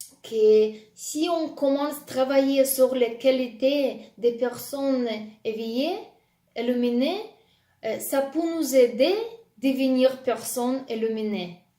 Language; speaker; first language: French; non-native, fluent; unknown